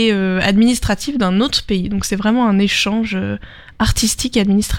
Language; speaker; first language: French; native; French